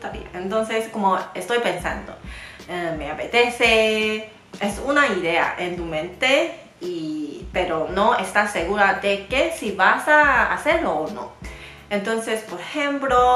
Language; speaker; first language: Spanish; non-native, fluent; Chinese